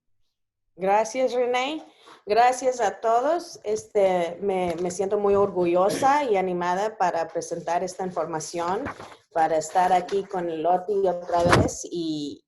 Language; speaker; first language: Spanish; early bilingual, heritage; Spanish